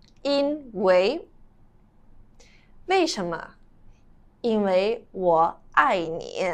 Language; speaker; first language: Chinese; non-native, fluent; Italian